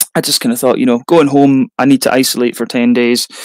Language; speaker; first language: English; native; English